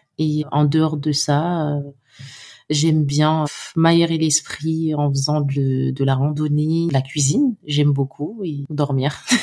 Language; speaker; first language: French; non-native, local second language; Haitian Creole